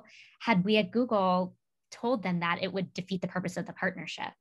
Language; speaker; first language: English; native; English